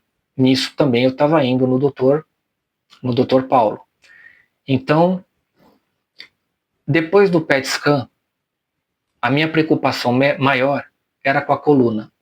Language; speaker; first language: Portuguese; native; Portuguese